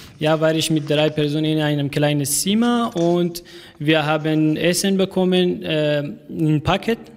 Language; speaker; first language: German; non-native, learner; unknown